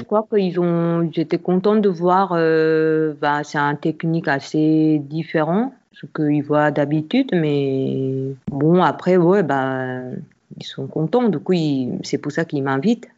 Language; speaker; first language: French; non-native, fluent; Korean